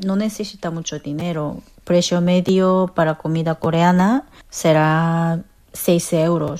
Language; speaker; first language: Spanish; non-native, fluent; Korean